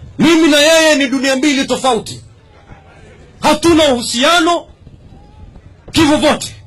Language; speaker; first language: Swahili; non-native, local second language; Giryama